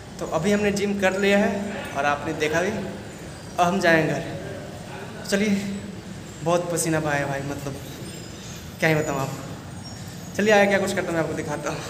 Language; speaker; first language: Hindi; native; Hindi